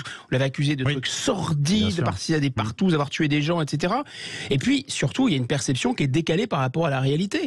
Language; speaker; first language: French; native; French